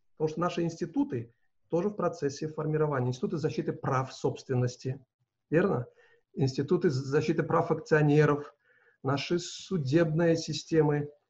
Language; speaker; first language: Russian; non-native, local second language; Uzbek